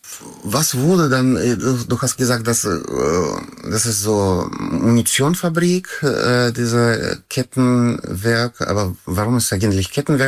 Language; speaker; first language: German; non-native, learner; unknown